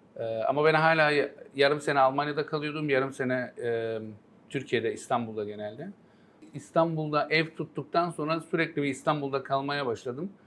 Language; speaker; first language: Turkish; early bilingual, heritage; Turkish